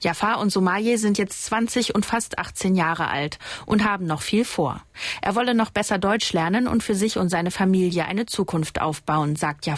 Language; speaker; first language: German; native; German